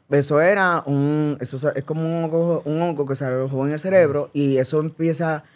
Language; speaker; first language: Spanish; native; Spanish